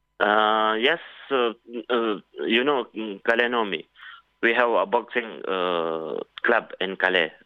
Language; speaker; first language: English; non-native, learner; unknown